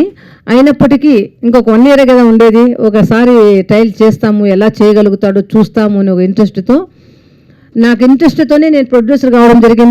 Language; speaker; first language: Telugu; native; Telugu